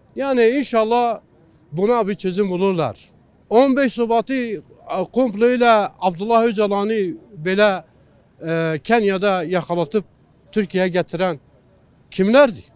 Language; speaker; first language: Turkish; non-native, local second language; Kurdish